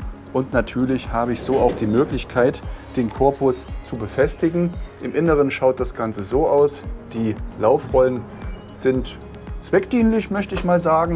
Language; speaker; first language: German; native; German